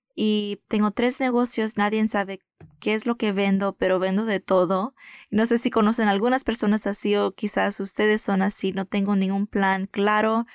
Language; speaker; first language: Spanish; early bilingual, heritage; Spanish